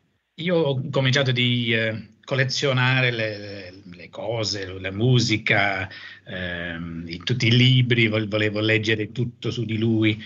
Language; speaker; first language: Italian; non-native, fluent; English